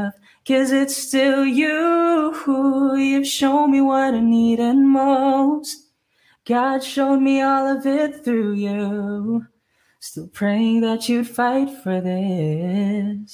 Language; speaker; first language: English; non-native, local second language; Cebuano